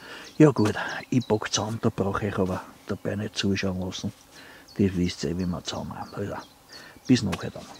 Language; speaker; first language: German; native; German